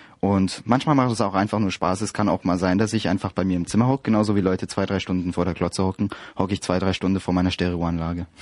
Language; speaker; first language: German; early bilingual, other home language; French